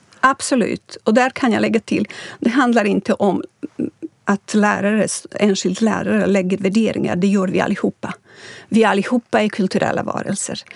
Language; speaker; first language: Swedish; non-native, fluent; Bosnian